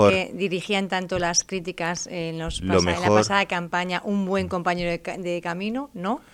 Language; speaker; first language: Spanish; native; Spanish